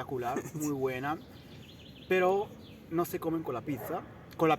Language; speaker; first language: Spanish; early bilingual, heritage; Italian